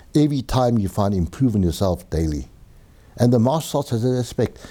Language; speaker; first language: English; native; English